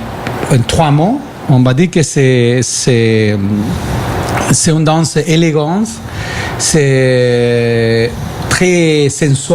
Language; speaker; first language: French; non-native, fluent; Spanish